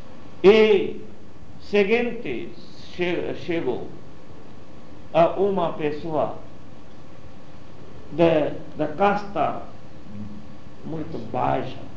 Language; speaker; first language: Portuguese; non-native, learner; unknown